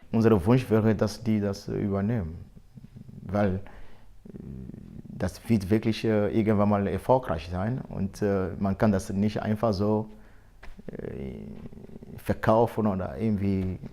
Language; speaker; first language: German; non-native, fluent; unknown